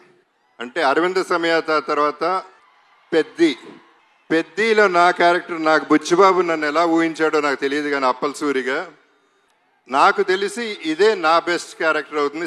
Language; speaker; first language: Telugu; native; Telugu